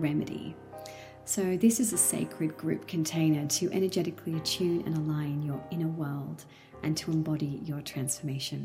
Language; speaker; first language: English; native; English